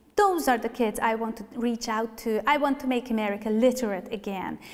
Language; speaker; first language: English; non-native, fluent; Hungarian